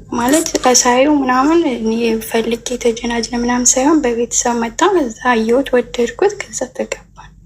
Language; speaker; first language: Amharic; native; Amharic